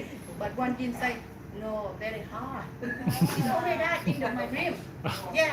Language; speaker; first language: English; non-native, learner; Vietnamese